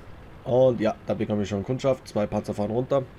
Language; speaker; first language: German; native; German